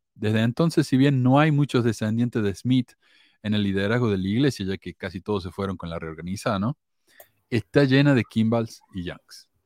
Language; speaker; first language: Spanish; native; Spanish